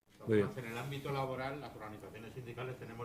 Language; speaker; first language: Spanish; native; Spanish